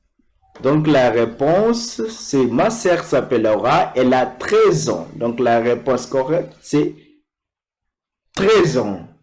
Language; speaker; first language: French; non-native, fluent; Portuguese